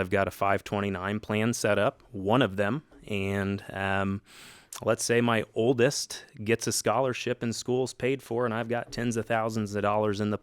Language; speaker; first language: English; native; English